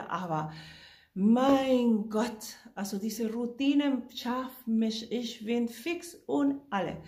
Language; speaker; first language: German; non-native, fluent; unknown